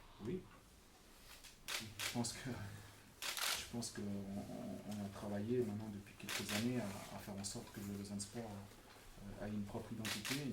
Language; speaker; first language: French; native; French